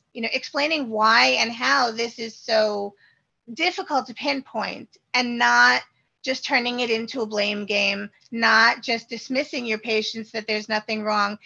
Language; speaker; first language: English; native; English